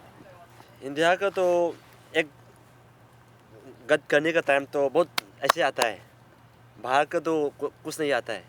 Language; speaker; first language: Hindi; non-native, local second language; Manipuri